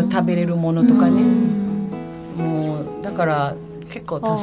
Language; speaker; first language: Japanese; non-native, fluent; Filipino